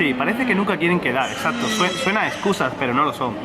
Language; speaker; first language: Spanish; native; Spanish